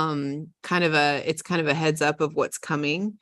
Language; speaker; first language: English; native; English